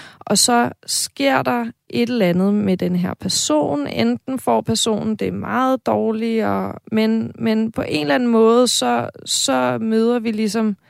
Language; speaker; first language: Danish; native; Danish